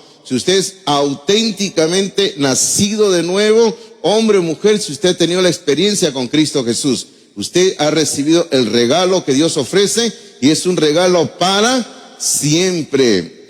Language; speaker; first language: Spanish; native; Spanish